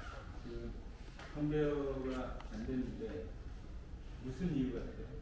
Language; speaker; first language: Korean; native; Korean